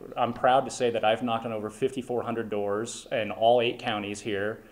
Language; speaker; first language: English; native; English